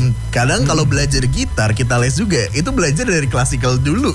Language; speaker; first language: Indonesian; native; Indonesian